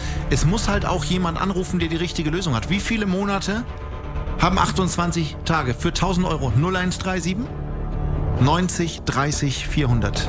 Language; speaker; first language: German; native; German